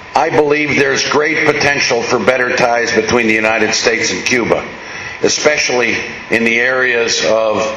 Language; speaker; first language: English; early bilingual, other home language; Spanish